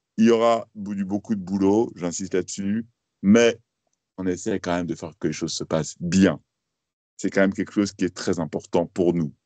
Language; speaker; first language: French; native; French